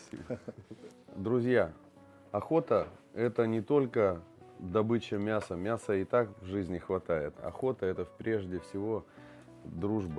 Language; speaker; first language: Russian; native; Russian